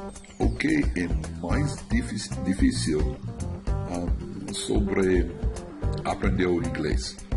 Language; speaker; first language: Portuguese; non-native, learner; English